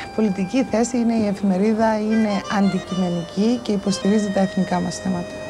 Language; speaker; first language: Greek; native; Greek